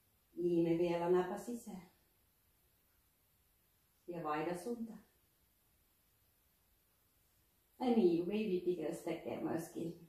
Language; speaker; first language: Finnish; non-native, learner; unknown